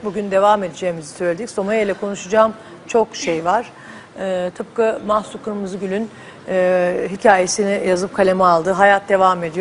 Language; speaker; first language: Turkish; native; Turkish